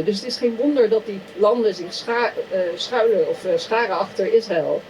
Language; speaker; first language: Dutch; native; Dutch